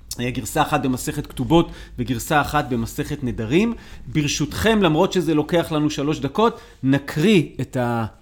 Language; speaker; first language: Hebrew; native; Hebrew